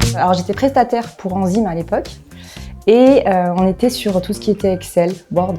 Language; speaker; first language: French; native; French